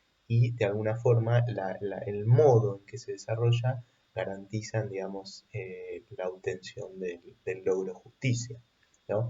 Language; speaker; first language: Spanish; native; Spanish